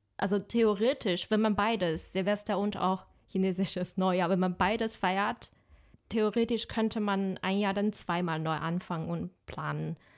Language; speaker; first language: German; non-native, fluent; Chinese